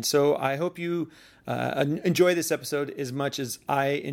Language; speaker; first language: English; native; English